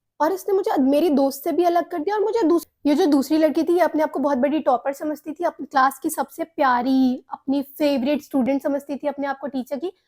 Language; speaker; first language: Hindi; native; Hindi